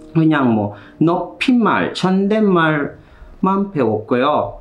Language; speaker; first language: Korean; non-native, fluent; Filipino